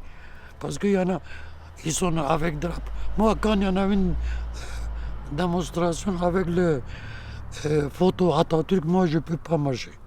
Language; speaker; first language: French; non-native, learner; Kurdish